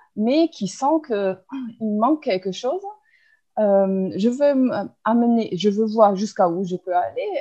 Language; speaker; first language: French; non-native, fluent; German